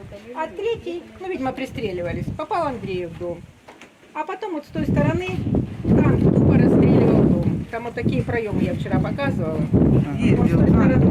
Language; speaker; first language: Russian; native; Russian